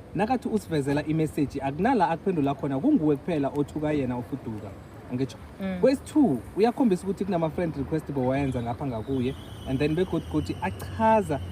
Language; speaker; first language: Zulu; non-native, local second language; South Ndebele